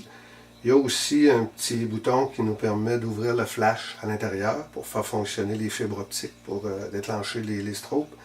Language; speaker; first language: French; native; French